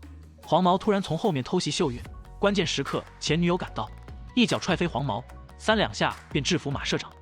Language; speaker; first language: Chinese; native; Chinese